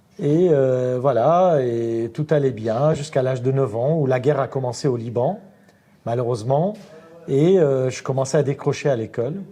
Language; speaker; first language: French; non-native, fluent; Armenian